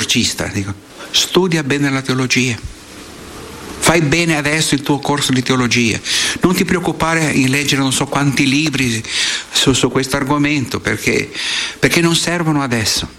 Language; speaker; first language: Italian; non-native, fluent; Portuguese